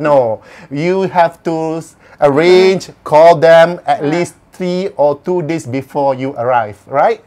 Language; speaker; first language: English; non-native, local second language; Malay